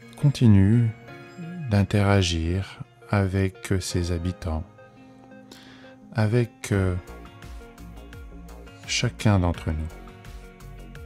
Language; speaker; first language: French; native; French